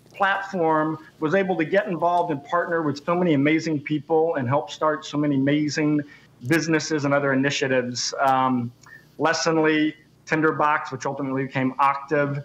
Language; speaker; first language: English; native; English